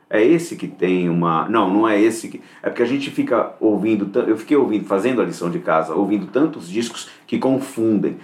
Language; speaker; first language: Portuguese; native; Portuguese